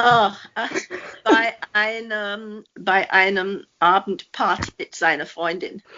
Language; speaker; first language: German; non-native, fluent; English